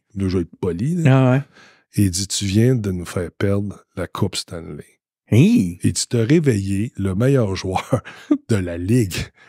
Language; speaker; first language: French; native; French